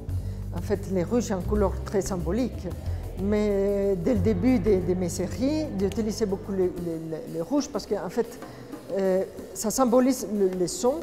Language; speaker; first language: French; non-native, fluent; Spanish